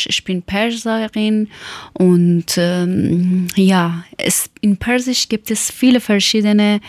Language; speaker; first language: German; non-native, learner; Persian